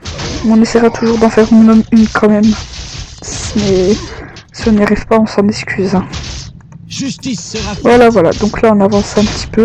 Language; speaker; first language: French; native; French